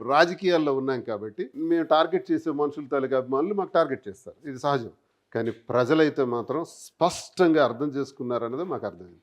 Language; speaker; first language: Telugu; native; Telugu